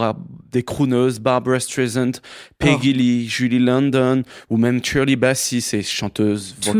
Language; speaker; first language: French; native; French